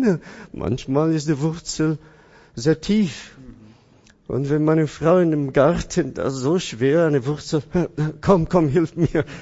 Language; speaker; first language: German; non-native, fluent; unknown